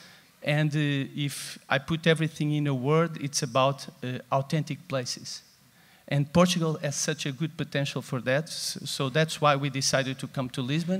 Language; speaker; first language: English; non-native, fluent; Portuguese